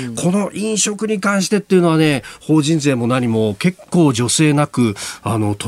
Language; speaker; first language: Japanese; native; Japanese